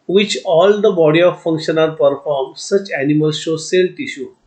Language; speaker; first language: English; non-native, local second language; Marathi